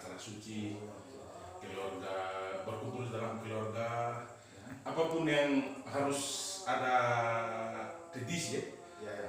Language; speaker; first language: Indonesian; non-native, fluent; Fijian